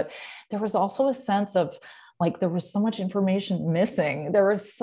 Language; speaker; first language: English; native; English